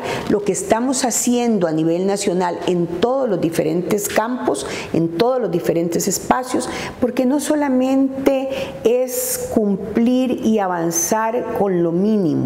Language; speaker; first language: Spanish; native; Spanish